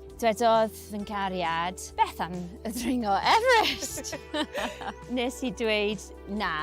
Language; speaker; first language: Welsh; non-native, local second language; English